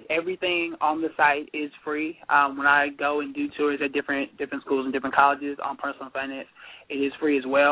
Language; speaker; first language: English; native; English